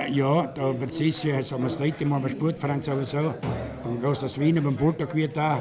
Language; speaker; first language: German; native; German